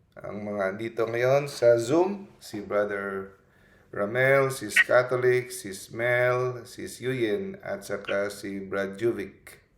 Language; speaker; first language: Filipino; non-native, local second language; Cebuano